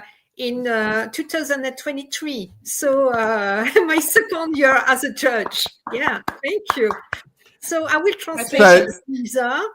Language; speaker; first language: English; non-native, fluent; French